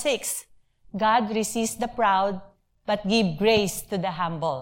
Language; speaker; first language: English; non-native, local second language; Filipino